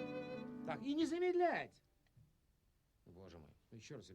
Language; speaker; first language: Russian; native; Russian